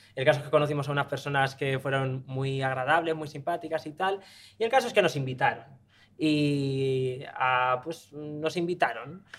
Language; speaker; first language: Spanish; native; Spanish